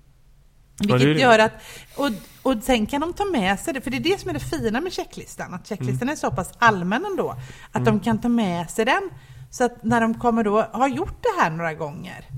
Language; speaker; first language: Swedish; native; Swedish